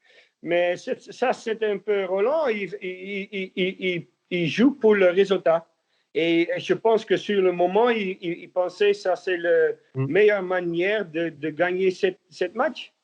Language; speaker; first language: French; non-native, learner; Dutch